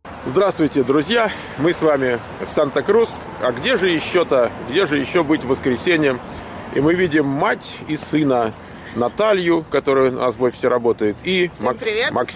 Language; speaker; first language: Russian; native; Russian